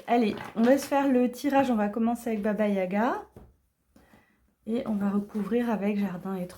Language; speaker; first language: French; native; French